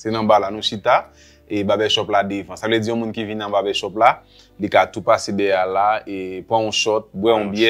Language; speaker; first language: French; non-native, local second language; Haitian Creole